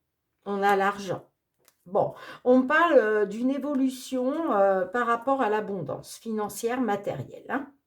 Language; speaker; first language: French; native; French